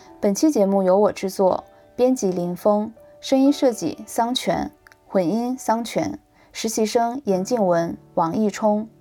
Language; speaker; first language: Chinese; native; Chinese